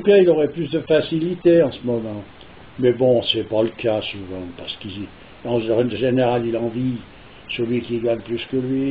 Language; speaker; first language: French; native; French